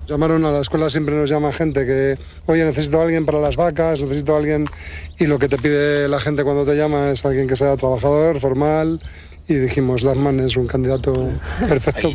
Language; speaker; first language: Spanish; native; Spanish